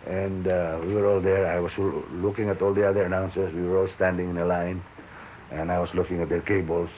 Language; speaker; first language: English; non-native, local second language; Filipino